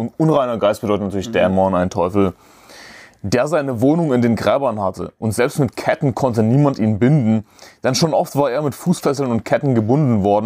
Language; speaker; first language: German; native; German